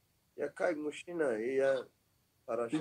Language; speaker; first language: Russian; non-native, learner; Persian